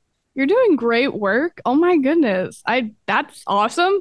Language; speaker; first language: English; native; English